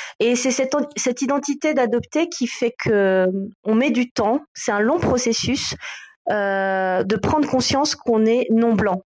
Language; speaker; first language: French; native; French